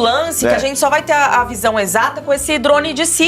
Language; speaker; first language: Portuguese; native; Portuguese